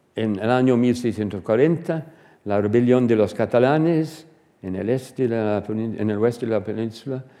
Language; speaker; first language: Spanish; non-native, fluent; English